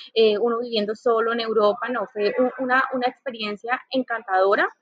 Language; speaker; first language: Spanish; native; Spanish